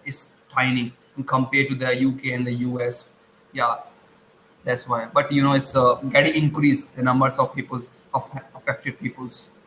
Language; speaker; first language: English; non-native, learner; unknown